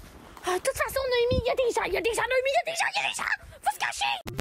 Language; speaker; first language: French; native; French